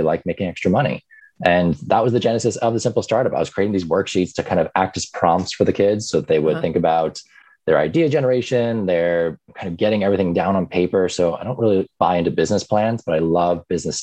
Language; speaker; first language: English; native; English